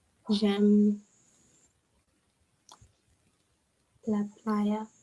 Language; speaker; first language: French; non-native, learner; English